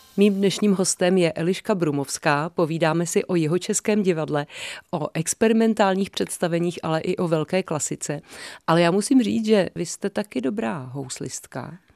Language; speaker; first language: Czech; native; Czech